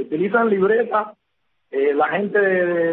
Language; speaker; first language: Spanish; native; Spanish